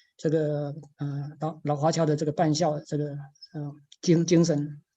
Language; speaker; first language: Chinese; native; Chinese